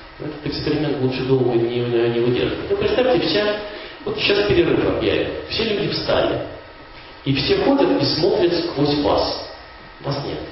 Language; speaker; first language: Russian; native; Russian